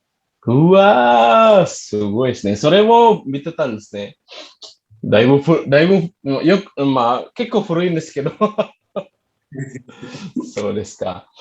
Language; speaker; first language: Japanese; non-native, fluent; Indonesian